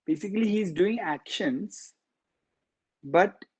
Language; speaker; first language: English; non-native, local second language; Marathi